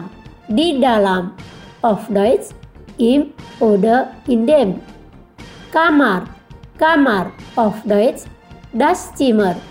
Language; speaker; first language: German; non-native, fluent; Indonesian